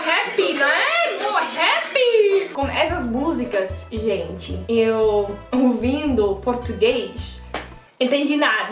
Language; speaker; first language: Portuguese; non-native, learner; Dutch